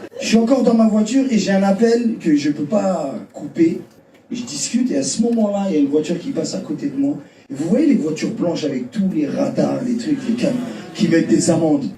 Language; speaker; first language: French; early bilingual, other home language; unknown